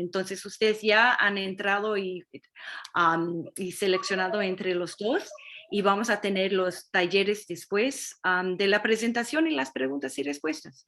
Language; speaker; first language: Spanish; non-native, fluent; English